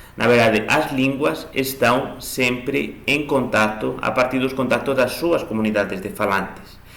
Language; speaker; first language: Portuguese; non-native, fluent; Spanish